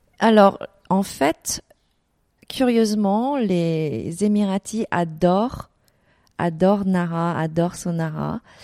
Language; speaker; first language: French; early bilingual, other home language; Vietnamese